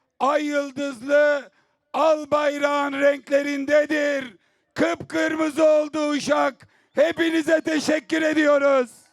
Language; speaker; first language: Turkish; native; Turkish